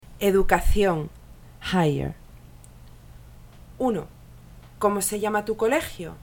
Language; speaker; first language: Spanish; non-native, learner; English